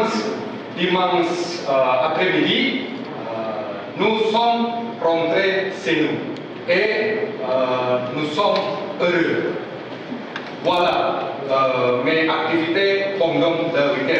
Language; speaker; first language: French; non-native, learner; Indonesian